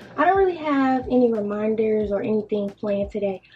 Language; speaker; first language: English; native; English